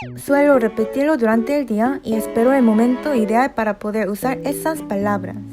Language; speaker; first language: Spanish; non-native, fluent; Korean